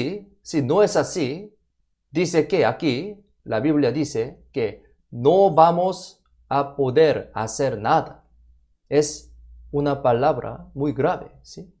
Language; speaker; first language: Spanish; non-native, fluent; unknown